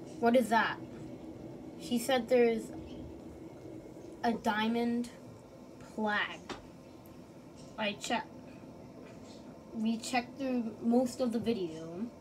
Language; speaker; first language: English; native; English